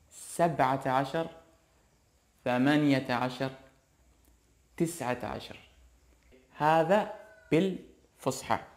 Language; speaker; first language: Arabic; non-native, learner; Indonesian